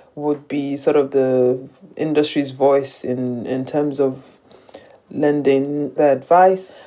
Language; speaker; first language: English; non-native, local second language; Yoruba